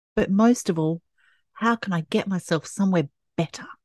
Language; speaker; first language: English; native; English